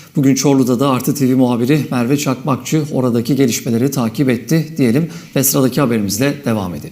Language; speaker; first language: Turkish; native; Turkish